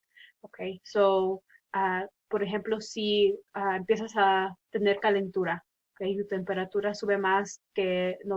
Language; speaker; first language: Spanish; early bilingual, heritage; Spanish